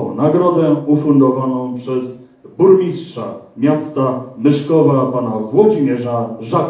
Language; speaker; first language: Polish; native; Polish